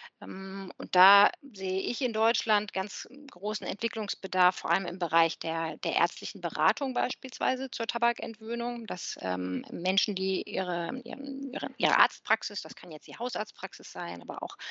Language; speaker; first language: German; native; German